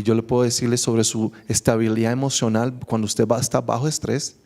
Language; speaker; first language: Spanish; native; Spanish